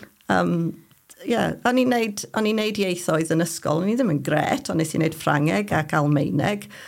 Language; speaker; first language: Welsh; non-native, fluent; English